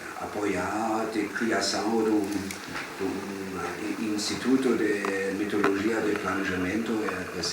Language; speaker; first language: Portuguese; non-native, fluent; German